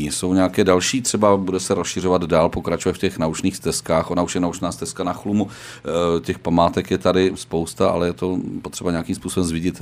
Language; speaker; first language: Czech; native; Czech